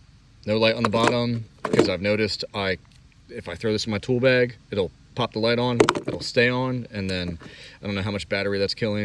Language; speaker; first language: English; native; English